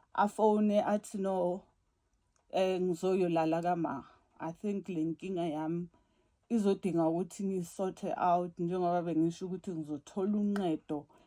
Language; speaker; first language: Zulu; non-native, local second language; South Ndebele